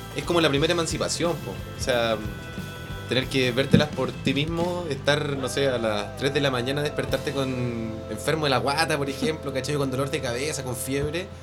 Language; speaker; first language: Spanish; native; Spanish